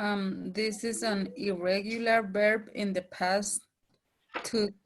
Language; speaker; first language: English; non-native, learner; Spanish